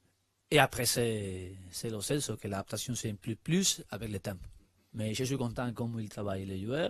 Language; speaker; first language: French; non-native, learner; Spanish